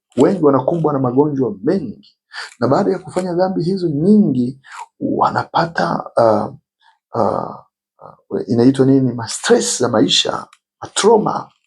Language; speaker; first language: Swahili; native; Swahili